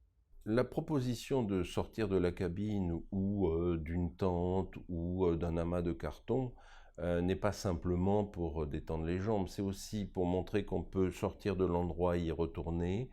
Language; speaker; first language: French; native; French